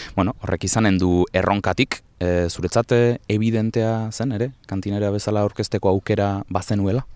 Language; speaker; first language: Basque; native; Basque